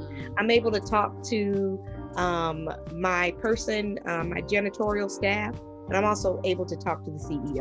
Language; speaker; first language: English; native; English